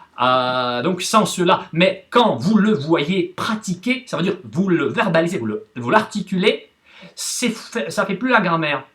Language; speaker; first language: French; non-native, fluent; Russian